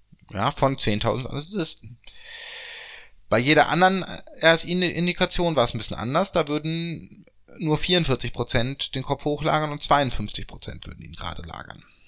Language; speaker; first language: German; native; German